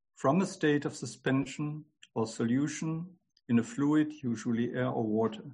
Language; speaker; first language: English; non-native, fluent; German